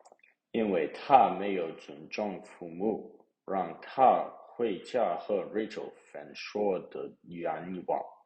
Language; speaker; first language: Chinese; non-native, learner; English